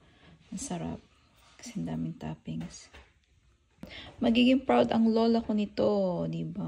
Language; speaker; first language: Filipino; native; Filipino